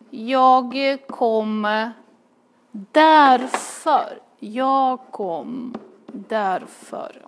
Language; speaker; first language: Swedish; non-native, fluent; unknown